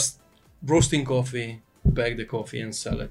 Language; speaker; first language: English; non-native, fluent; Italian